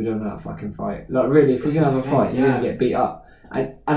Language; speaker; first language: English; native; English